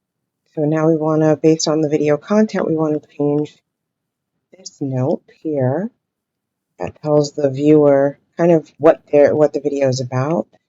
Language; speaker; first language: English; native; English